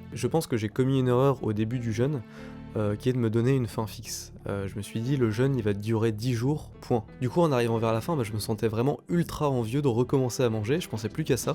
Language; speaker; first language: French; native; French